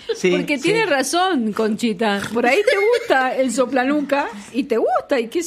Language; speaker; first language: Spanish; native; Spanish